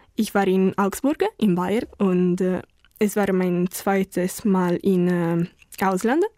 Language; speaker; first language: German; non-native, learner; Italian